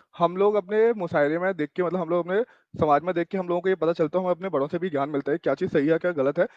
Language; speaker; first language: Hindi; native; Hindi